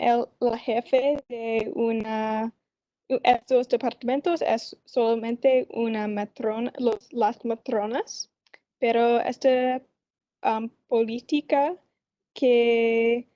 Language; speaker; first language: Spanish; non-native, learner; English